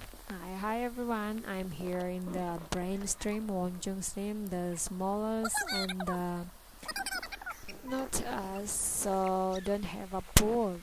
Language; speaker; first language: English; non-native, learner; Indonesian